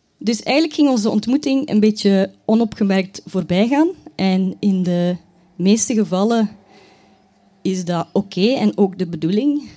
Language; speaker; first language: Dutch; native; Dutch